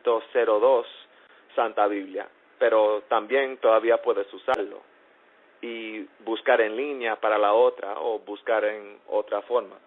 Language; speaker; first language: Spanish; early bilingual, heritage; English